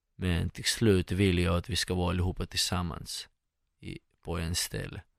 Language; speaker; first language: Swedish; non-native, fluent; Russian